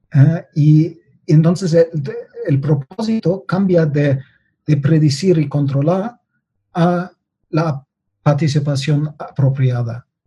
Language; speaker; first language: Spanish; non-native, fluent; German